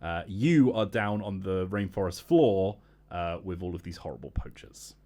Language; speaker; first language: English; native; English